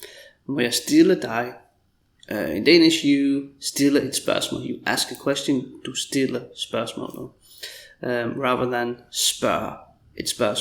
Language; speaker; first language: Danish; non-native, fluent; English